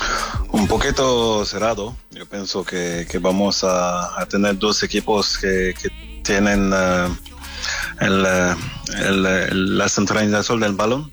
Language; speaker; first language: Spanish; non-native, fluent; French